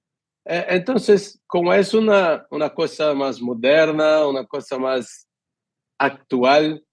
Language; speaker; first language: Spanish; non-native, fluent; Portuguese